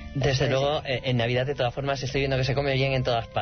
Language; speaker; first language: Spanish; native; Spanish